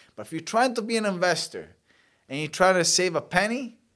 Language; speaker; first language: English; early bilingual, other home language; Italian